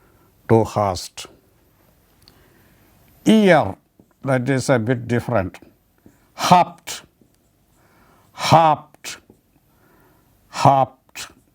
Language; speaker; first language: German; non-native, learner; Malayalam